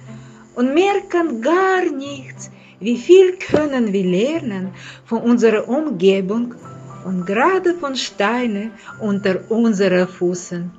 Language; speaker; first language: German; non-native, fluent; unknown